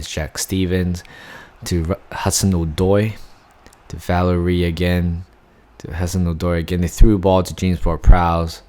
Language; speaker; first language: English; non-native, fluent; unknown